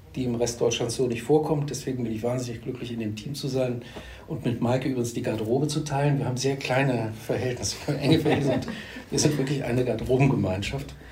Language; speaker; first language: German; native; German